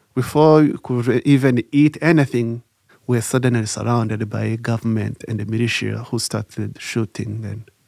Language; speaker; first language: English; non-native, local second language; Kinyarwanda